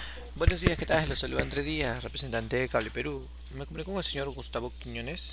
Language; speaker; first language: Spanish; native; Spanish